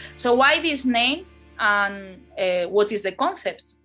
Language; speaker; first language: English; non-native, fluent; Spanish